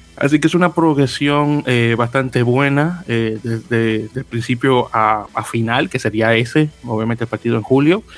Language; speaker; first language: Spanish; native; Spanish